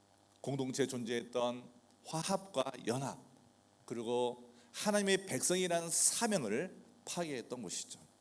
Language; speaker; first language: Korean; native; Korean